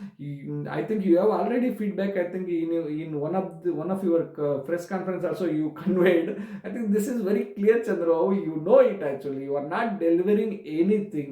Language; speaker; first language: English; non-native, local second language; Telugu